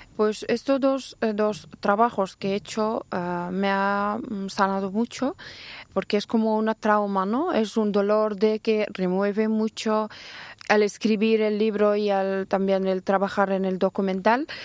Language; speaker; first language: Spanish; non-native, fluent; Persian